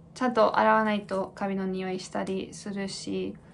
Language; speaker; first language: Japanese; non-native, fluent; English